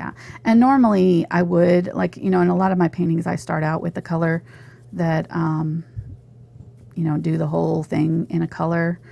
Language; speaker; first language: English; native; English